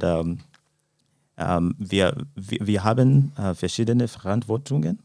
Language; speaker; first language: German; non-native, fluent; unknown